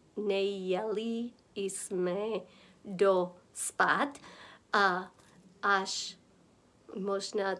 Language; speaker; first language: Czech; non-native, learner; English